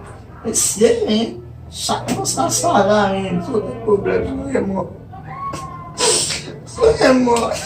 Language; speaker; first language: Portuguese; non-native, learner; Haitian Creole